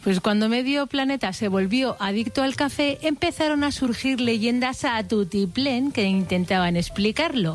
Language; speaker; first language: Spanish; native; Spanish